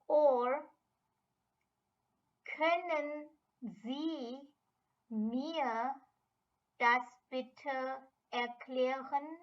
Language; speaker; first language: German; non-native, fluent; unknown